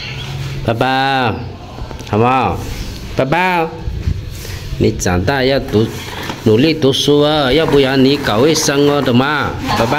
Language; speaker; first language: Chinese; native; Chinese